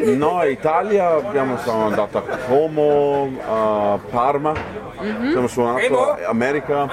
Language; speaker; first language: Italian; non-native, learner; German